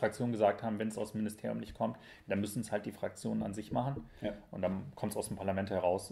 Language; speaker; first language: German; native; German